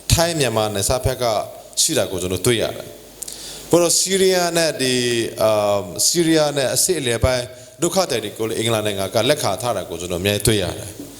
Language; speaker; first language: Burmese; non-native, local second language; Hakha Chin